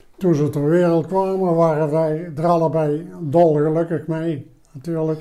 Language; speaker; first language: Dutch; native; Dutch